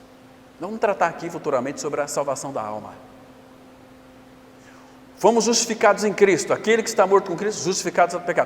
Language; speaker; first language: Portuguese; native; Portuguese